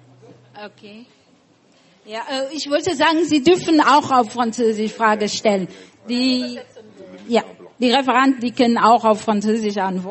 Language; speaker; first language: German; non-native, fluent; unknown